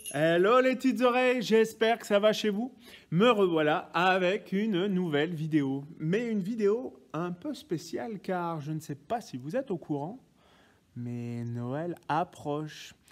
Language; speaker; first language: French; native; French